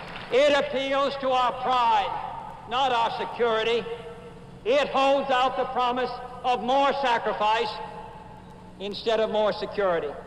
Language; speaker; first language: English; native; English